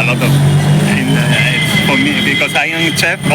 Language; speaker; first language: English; non-native, learner; Spanish